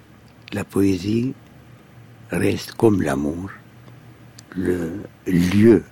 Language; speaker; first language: French; non-native, fluent; Arabic